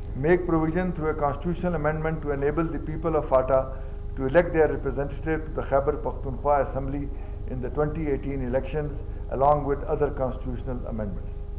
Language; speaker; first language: English; non-native, local second language; Urdu